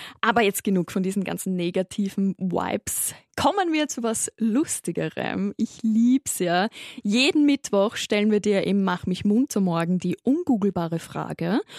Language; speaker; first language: German; native; German